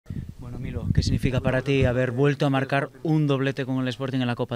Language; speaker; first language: Spanish; native; Spanish